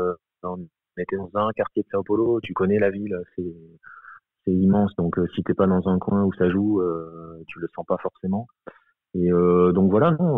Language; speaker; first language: French; native; French